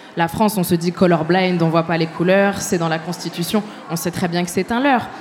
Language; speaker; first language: French; early bilingual, other home language; Arabic